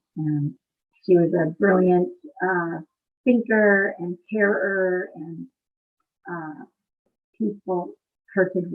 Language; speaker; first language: English; native; English